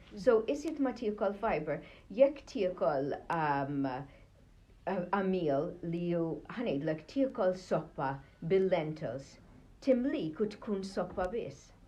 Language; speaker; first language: Maltese; early bilingual, heritage; Maltese